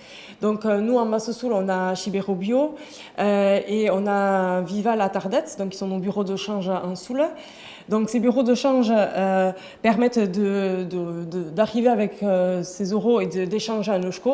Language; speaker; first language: French; native; French